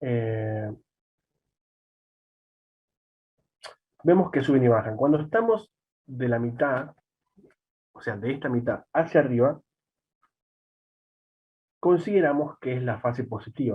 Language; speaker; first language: Spanish; native; Spanish